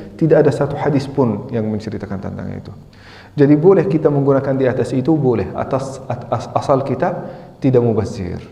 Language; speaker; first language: Indonesian; non-native, fluent; Arabic